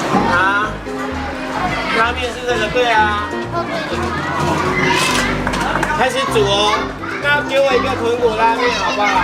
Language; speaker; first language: Chinese; native; Chinese